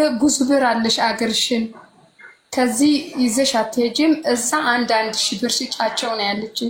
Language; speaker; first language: Amharic; native; Amharic